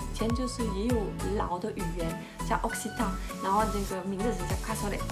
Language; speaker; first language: Chinese; non-native, fluent; French